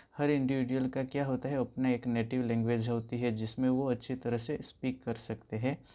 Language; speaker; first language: Hindi; native; Hindi